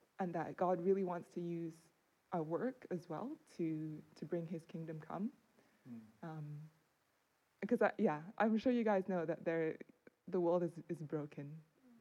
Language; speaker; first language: English; non-native, local second language; Cantonese